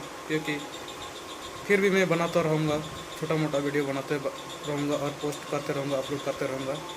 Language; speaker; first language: Hindi; non-native, local second language; Santali